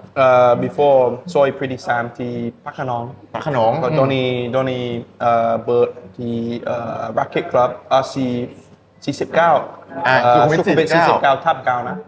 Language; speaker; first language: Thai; non-native, learner; English